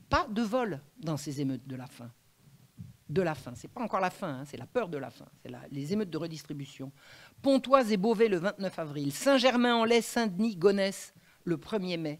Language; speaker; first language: French; native; French